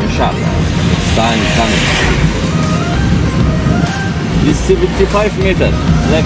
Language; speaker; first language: English; non-native, learner; Arabic